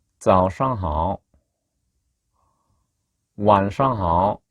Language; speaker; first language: Chinese; non-native, fluent; Korean